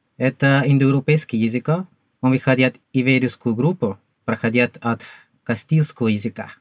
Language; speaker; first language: Russian; non-native, fluent; Spanish